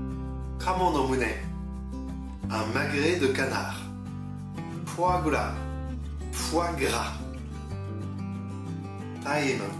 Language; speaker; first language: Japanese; non-native, fluent; French